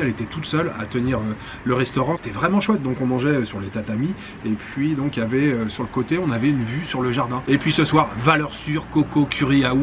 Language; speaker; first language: French; native; French